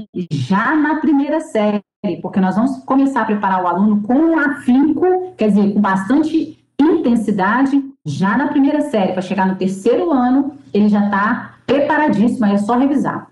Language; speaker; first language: Portuguese; native; Portuguese